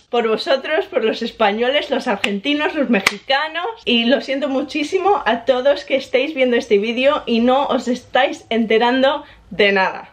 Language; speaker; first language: Spanish; early bilingual, heritage; English